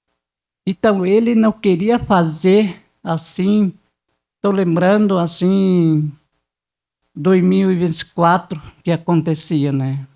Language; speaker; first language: Portuguese; non-native, local second language; Guarani